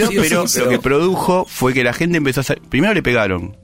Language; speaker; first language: Spanish; native; Spanish